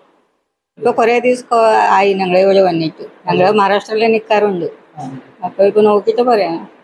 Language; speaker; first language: Malayalam; non-native, fluent; Marathi